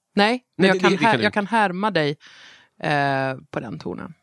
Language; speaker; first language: Swedish; native; Swedish